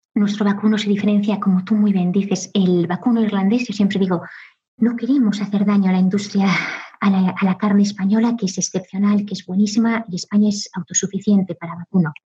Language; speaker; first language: Spanish; native; Spanish